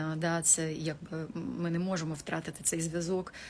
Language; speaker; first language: Ukrainian; non-native, local second language; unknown